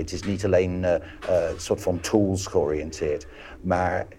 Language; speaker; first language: Dutch; non-native, fluent; English